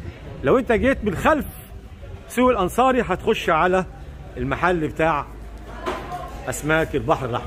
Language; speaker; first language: Arabic; native; Arabic